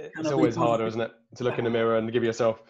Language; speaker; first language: English; native; English